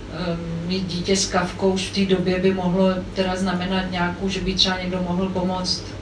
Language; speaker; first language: Czech; native; Czech